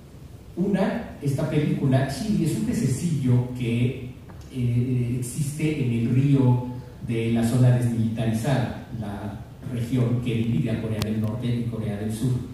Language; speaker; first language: Spanish; native; Spanish